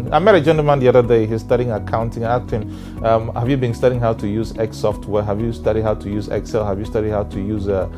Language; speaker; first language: English; non-native, local second language; Ewe